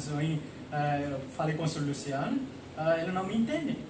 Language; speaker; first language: Portuguese; non-native, local second language; Tetum